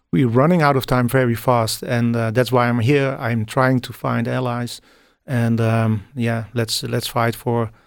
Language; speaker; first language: English; non-native, fluent; Dutch